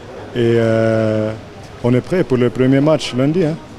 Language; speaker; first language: French; non-native, fluent; English